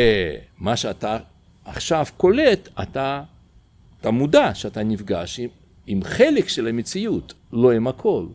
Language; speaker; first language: Hebrew; non-native, fluent; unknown